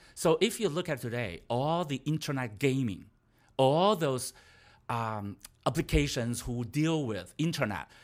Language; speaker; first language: English; non-native, fluent; Chinese